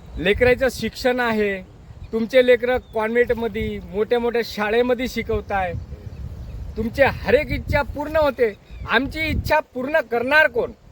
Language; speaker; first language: Marathi; non-native, local second language; Lambadi